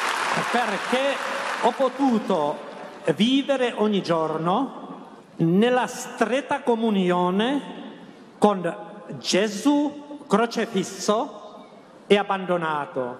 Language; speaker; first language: Italian; non-native, fluent; Czech